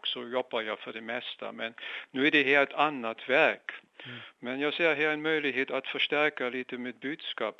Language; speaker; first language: Swedish; non-native, fluent; German